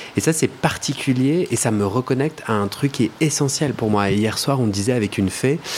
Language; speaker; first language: French; native; French